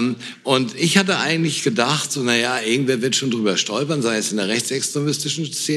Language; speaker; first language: German; native; German